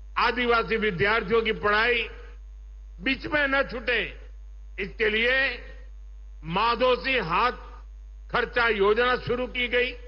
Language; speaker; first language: Hindi; non-native, local second language; Gujarati